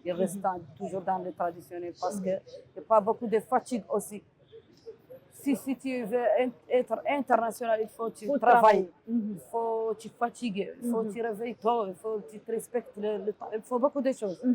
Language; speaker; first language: French; non-native, learner; Arabic